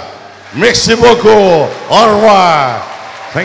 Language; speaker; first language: French; non-native, learner; Vietnamese